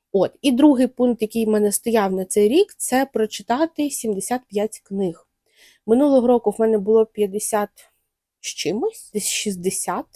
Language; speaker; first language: Ukrainian; non-native, local second language; Russian